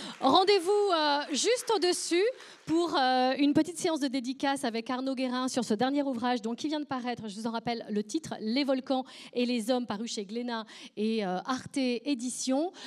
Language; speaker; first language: French; native; French